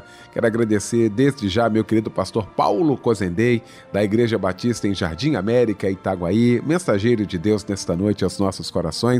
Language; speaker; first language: Portuguese; native; Portuguese